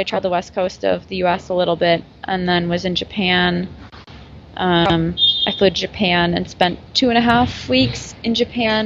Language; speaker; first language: English; native; English